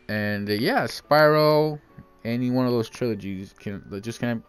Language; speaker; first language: English; native; English